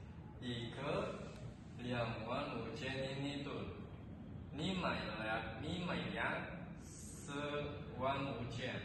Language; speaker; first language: Chinese; non-native, learner; Indonesian